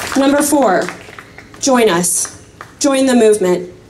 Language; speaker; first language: English; native; English